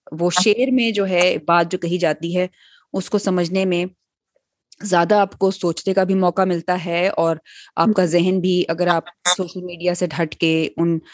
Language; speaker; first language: Urdu; native; Urdu